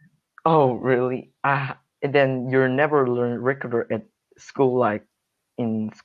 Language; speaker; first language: English; non-native, learner; Korean